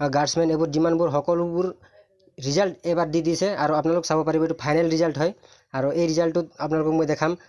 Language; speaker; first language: Assamese; non-native, local second language; Sadri